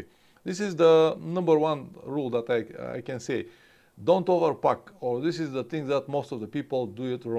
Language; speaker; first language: English; non-native, fluent; Bulgarian